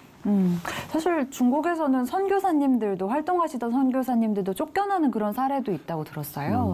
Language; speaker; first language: Korean; native; Korean